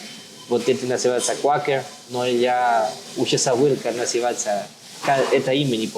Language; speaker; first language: Russian; non-native, learner; Spanish